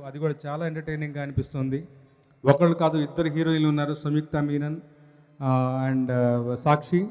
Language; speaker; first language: Telugu; native; Telugu